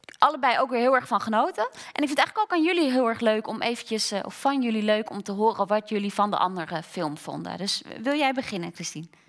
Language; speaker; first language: Dutch; native; Dutch